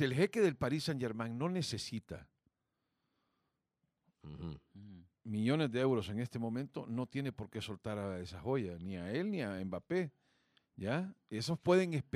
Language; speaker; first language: Spanish; native; Spanish